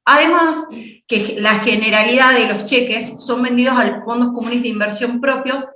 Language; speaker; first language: Spanish; native; Spanish